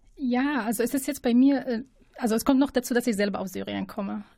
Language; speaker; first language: German; non-native, fluent; Arabic